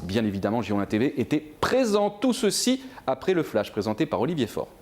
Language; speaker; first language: French; native; French